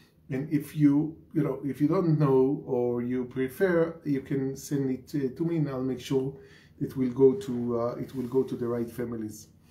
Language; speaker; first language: English; non-native, fluent; Hebrew